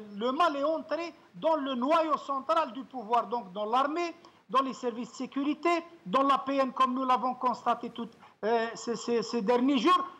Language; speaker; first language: French; non-native, local second language; Arabic